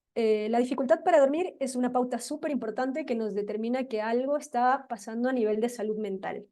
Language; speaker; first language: Spanish; native; Spanish